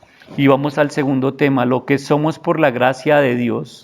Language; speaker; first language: Spanish; native; Spanish